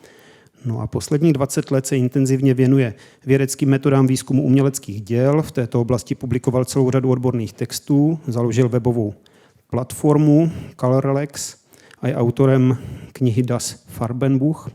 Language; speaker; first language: Czech; native; Czech